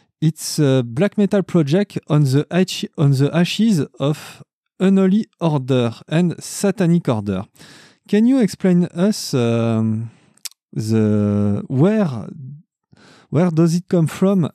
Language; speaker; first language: English; non-native, learner; French